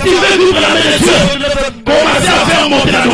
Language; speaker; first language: French; non-native, local second language; Lingala